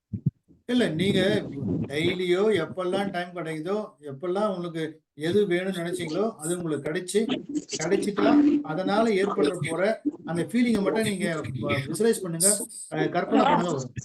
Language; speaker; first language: Tamil; native; Tamil